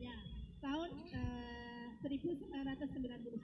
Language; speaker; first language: Indonesian; native; Indonesian